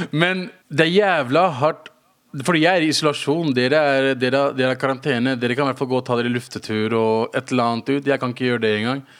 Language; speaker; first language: Norwegian; native; Norwegian